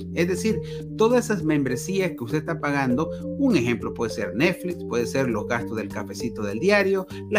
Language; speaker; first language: Spanish; native; Spanish